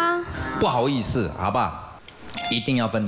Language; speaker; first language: Chinese; native; Chinese